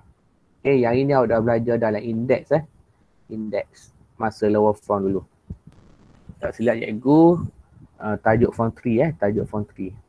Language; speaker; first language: Malay; native; Malay